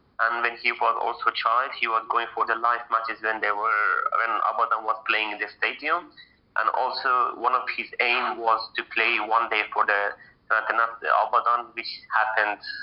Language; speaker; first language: English; non-native, fluent; Persian